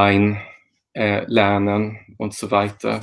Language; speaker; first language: German; non-native, fluent; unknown